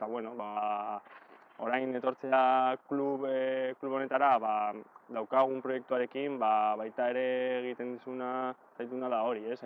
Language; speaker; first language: Basque; non-native, local second language; Spanish